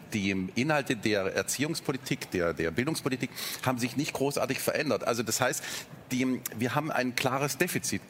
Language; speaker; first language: German; native; German